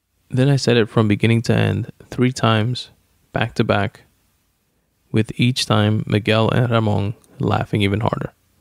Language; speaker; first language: English; early bilingual, other home language; Spanish